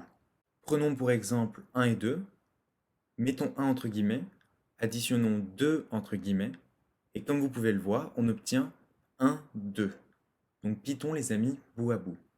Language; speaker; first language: French; native; French